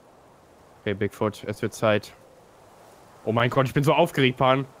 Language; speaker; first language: German; native; German